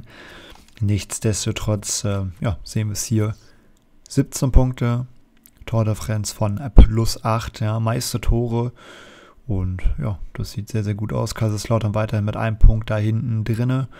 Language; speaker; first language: German; native; German